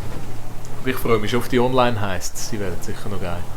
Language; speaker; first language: German; native; German